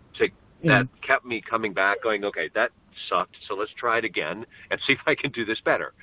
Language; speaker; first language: English; native; English